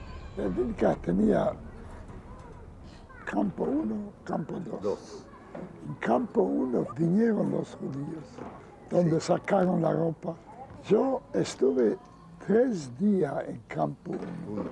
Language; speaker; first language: Spanish; non-native, learner; Yiddish